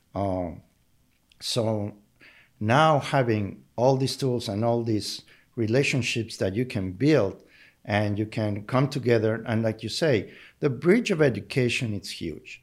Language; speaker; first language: English; non-native, fluent; Spanish